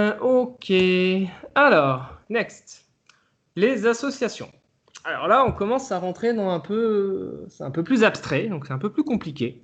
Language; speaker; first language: French; native; French